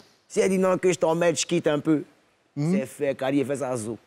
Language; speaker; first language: French; non-native, local second language; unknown